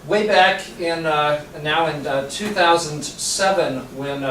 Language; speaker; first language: English; native; English